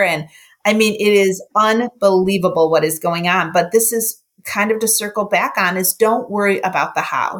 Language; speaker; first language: English; native; English